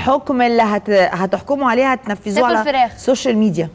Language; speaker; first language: Arabic; native; Arabic